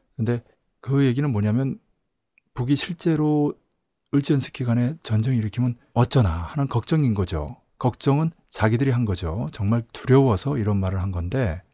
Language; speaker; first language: Korean; native; Korean